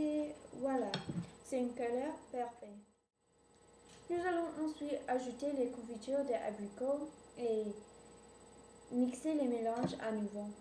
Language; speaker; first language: French; non-native, learner; English